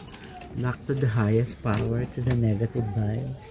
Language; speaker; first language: English; non-native, learner; Filipino